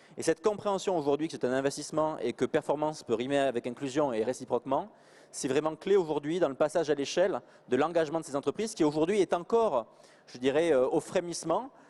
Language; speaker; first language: French; early bilingual, other home language; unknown